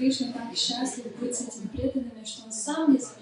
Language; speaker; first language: Russian; native; Russian